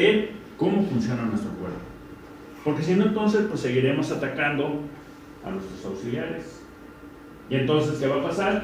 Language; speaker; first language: Spanish; native; Spanish